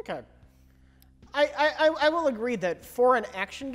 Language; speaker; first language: English; native; English